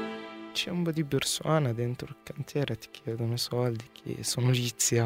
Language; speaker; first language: Italian; non-native, learner; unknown